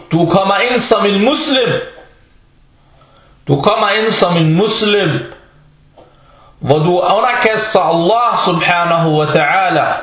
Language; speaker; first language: Danish; early bilingual, other home language; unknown